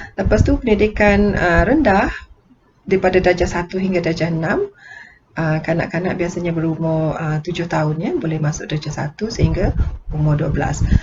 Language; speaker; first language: Malay; native; Malay